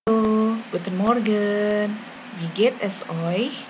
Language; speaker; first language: German; non-native, fluent; Indonesian